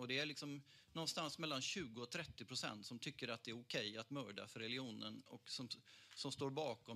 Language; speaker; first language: Swedish; native; Swedish